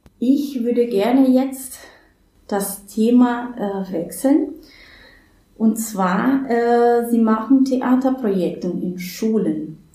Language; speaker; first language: German; native; German